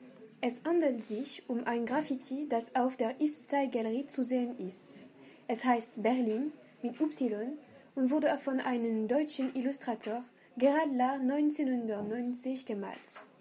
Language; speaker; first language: German; non-native, learner; French